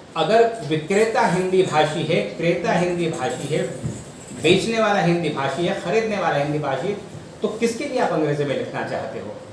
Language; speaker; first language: Hindi; native; Hindi